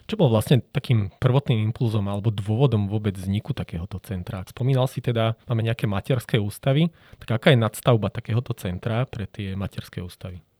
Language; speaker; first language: Slovak; native; Slovak